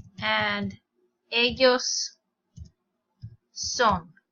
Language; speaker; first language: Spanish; non-native, fluent; English